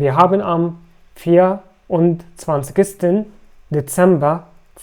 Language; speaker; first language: German; non-native, fluent; Arabic